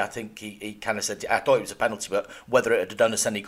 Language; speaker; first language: English; native; English